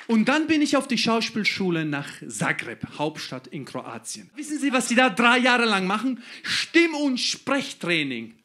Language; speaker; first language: German; non-native, fluent; Croatian